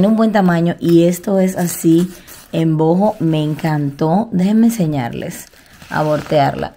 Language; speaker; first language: Spanish; native; Spanish